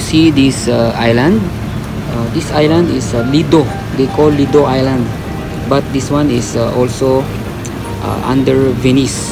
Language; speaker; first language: English; non-native, local second language; Filipino